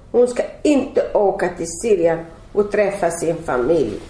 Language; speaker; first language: Swedish; non-native, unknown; Arabic